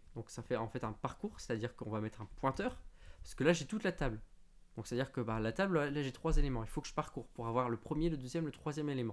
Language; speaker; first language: French; native; French